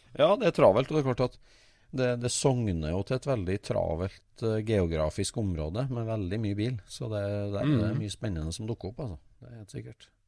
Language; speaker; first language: Norwegian; native; Norwegian